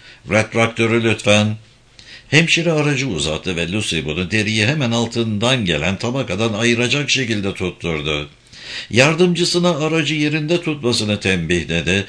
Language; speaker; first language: Turkish; native; Turkish